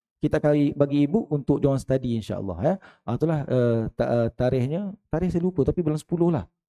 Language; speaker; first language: Malay; native; Malay